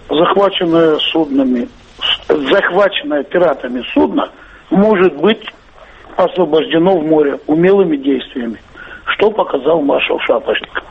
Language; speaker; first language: Russian; native; Russian